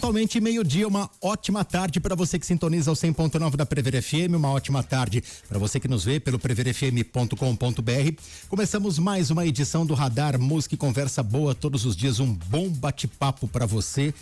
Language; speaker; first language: Portuguese; native; Portuguese